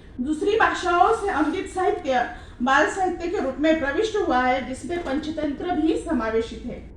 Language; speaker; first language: Hindi; non-native, local second language; Marathi